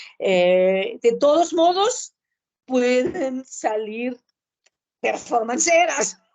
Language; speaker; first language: Spanish; non-native, fluent; German